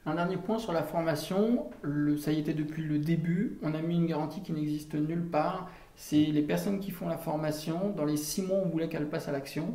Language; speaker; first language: French; native; French